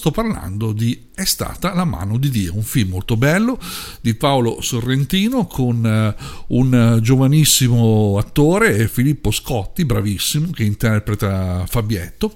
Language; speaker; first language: Italian; native; Italian